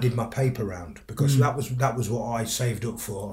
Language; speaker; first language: English; native; English